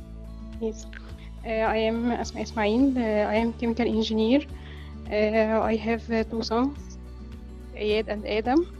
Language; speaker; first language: English; non-native, learner; Arabic